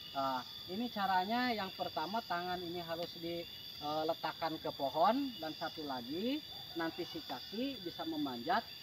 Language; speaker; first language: Indonesian; native; Indonesian